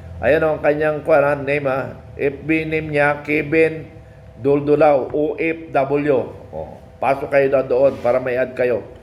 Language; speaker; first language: Filipino; native; Filipino